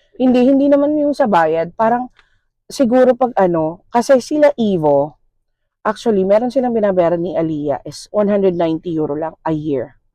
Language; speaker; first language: Filipino; native; Filipino